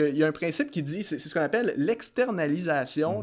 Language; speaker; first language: French; native; French